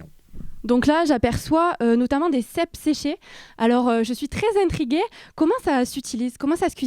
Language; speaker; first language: French; native; French